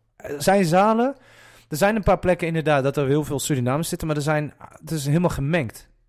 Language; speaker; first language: Dutch; early bilingual, other home language; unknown